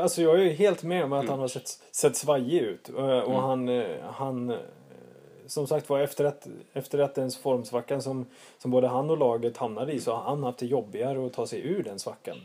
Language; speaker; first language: Swedish; native; Swedish